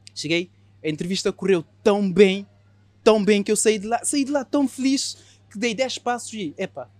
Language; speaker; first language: Portuguese; non-native, local second language; Kabuverdianu